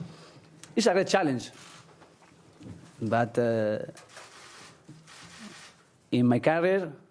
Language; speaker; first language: English; non-native, learner; Spanish